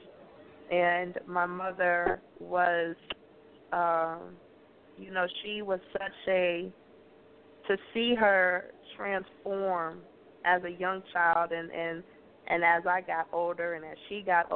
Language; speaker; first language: English; native; English